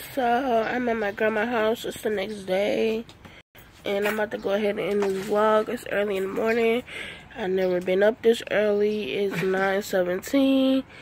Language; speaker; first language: English; native; English